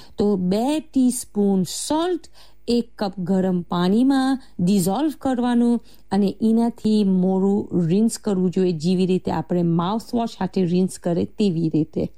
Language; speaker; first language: Gujarati; early bilingual, heritage; Gujarati